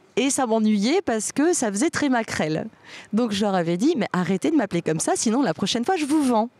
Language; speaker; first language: French; native; French